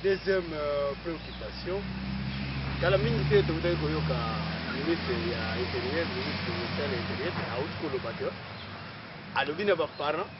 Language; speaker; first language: Lingala; non-native, local second language; Kongo